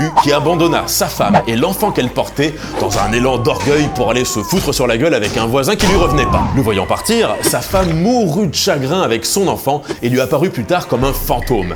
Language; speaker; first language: French; native; French